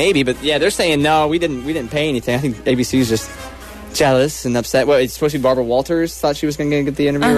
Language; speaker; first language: English; native; English